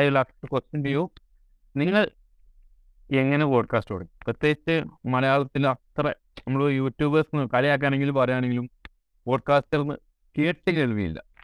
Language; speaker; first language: Malayalam; native; Malayalam